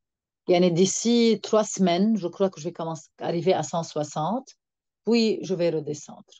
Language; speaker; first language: French; non-native, local second language; Arabic